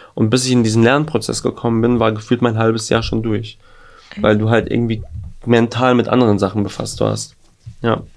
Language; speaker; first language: German; early bilingual, other home language; Albanian